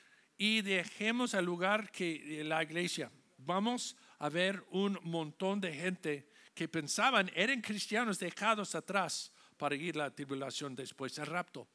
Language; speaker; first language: Spanish; non-native, fluent; English